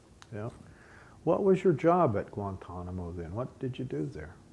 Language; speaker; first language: English; native; English